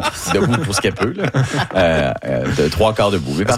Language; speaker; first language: French; native; French